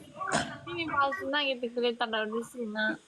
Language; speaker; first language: Japanese; native; Japanese